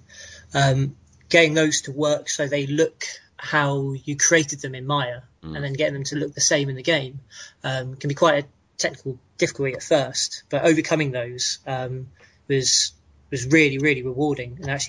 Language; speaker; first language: English; native; English